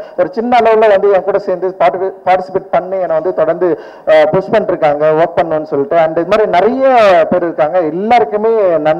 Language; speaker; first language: Tamil; native; Tamil